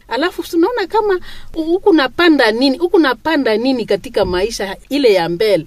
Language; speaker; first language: Swahili; non-native, local second language; Nande